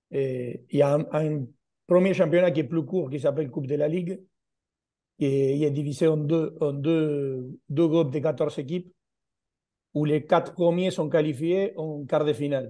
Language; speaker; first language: French; non-native, fluent; Spanish